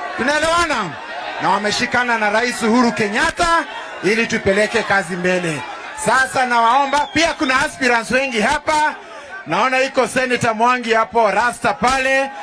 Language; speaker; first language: Swahili; non-native, local second language; Kikuyu